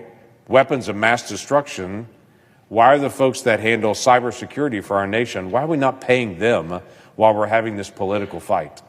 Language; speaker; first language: English; native; English